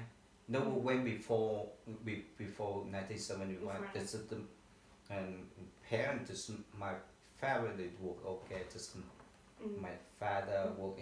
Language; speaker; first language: English; non-native, learner; Vietnamese